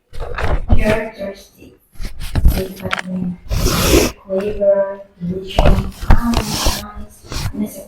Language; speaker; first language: English; non-native, learner; Indonesian